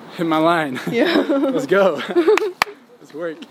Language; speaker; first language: English; non-native, fluent; Norwegian